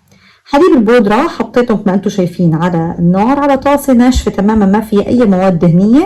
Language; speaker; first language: Arabic; native; Arabic